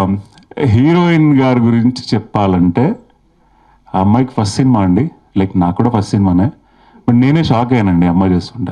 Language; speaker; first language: Telugu; native; Telugu